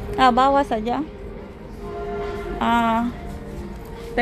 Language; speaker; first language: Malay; non-native, learner; Filipino